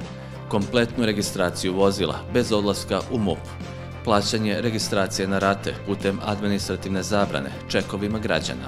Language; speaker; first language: Serbian; native; Serbian